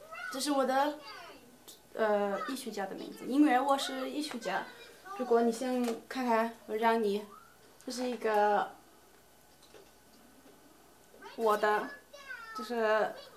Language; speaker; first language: Chinese; non-native, learner; English